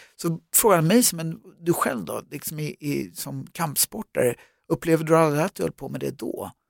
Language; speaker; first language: Swedish; native; Swedish